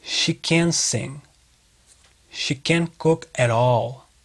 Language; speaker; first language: English; non-native, fluent; Portuguese